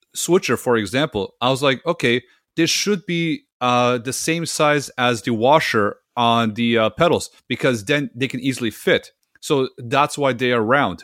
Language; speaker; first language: English; non-native, fluent; Serbian